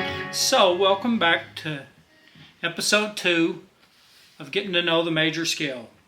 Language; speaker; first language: English; native; English